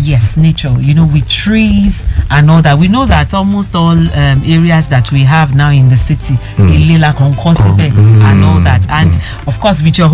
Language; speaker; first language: English; non-native, local second language; Yoruba